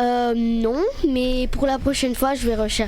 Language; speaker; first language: French; native; French